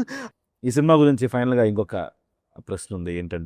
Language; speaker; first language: Telugu; native; Telugu